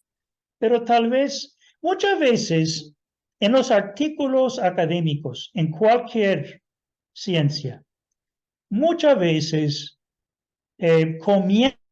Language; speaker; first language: Spanish; non-native, fluent; English